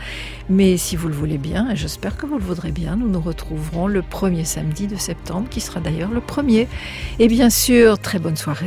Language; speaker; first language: French; native; French